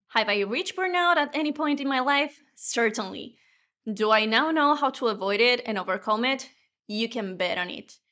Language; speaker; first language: English; non-native, fluent; Spanish